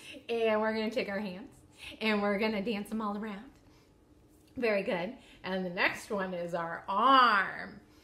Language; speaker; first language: English; native; English